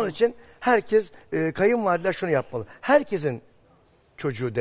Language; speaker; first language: Turkish; native; Turkish